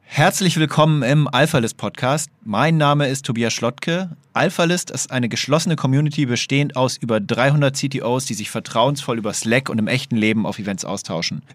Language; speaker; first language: German; native; German